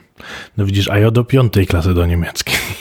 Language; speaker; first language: Polish; early bilingual, heritage; Polish